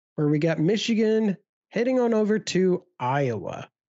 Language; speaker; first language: English; native; English